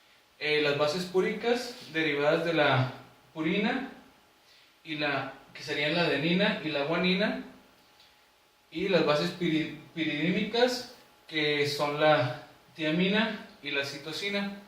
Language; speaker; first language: Spanish; native; Spanish